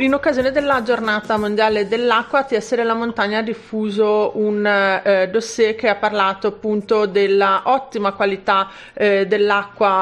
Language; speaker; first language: Italian; native; Italian